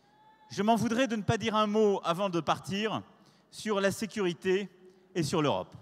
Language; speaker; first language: French; native; French